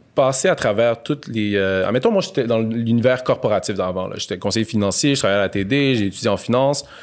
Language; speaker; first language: French; native; French